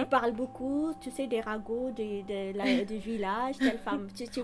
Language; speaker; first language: French; non-native, fluent; Amharic